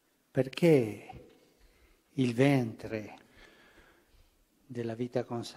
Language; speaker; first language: Italian; early bilingual, heritage; Spanish